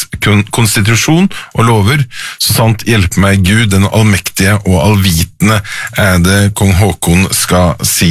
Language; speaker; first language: Norwegian; native; Norwegian